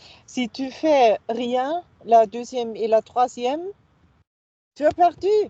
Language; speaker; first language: French; non-native, fluent; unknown